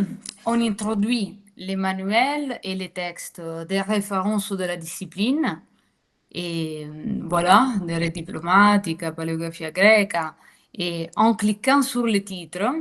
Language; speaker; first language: French; non-native, fluent; Italian